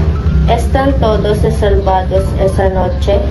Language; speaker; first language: Spanish; non-native, learner; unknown